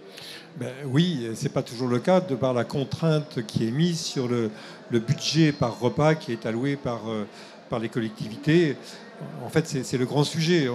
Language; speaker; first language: French; native; French